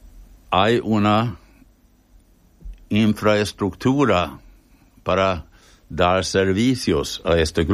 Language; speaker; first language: Spanish; non-native, fluent; Swedish